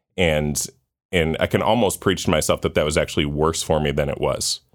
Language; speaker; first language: English; native; English